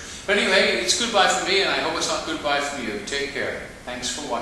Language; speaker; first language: English; native; English